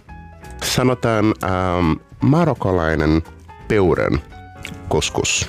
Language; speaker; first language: Finnish; non-native, fluent; Portuguese